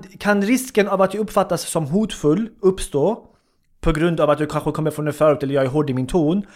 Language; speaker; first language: Swedish; early bilingual, other home language; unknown